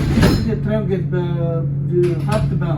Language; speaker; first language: German; non-native, learner; Serbian